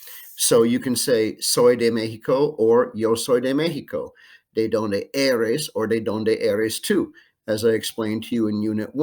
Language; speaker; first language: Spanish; non-native, fluent; English